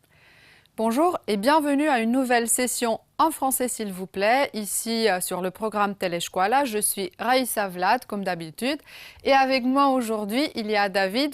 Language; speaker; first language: French; non-native, fluent; Romanian